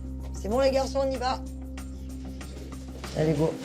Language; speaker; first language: French; native; French